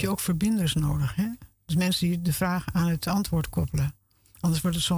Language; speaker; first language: Dutch; native; Dutch